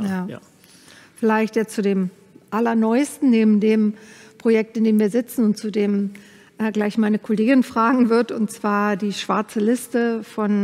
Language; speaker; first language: German; native; German